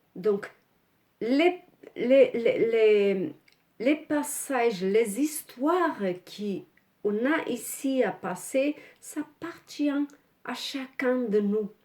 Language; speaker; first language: French; non-native, fluent; Portuguese